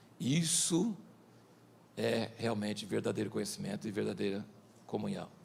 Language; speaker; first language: Portuguese; early bilingual, other home language; English